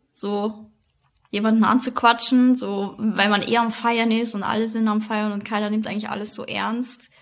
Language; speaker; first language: German; native; German